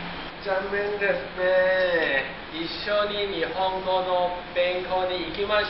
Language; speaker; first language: Japanese; non-native, learner; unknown